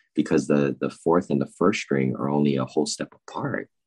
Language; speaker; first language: English; native; English